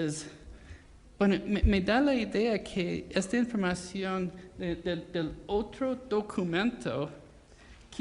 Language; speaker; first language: Spanish; non-native, fluent; English